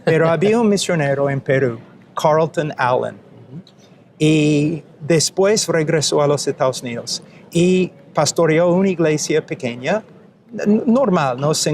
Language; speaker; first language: Spanish; non-native, fluent; English